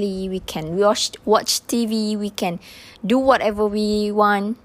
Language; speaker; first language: English; non-native, local second language; Malay